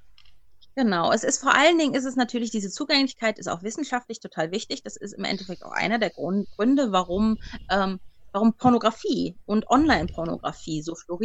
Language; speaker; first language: German; native; German